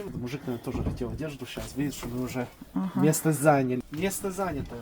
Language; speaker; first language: Russian; early bilingual, heritage; Russian